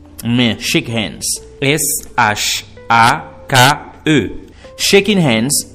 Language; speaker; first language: English; non-native, fluent; Haitian Creole